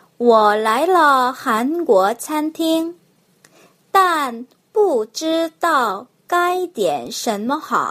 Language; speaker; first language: Chinese; non-native, fluent; Korean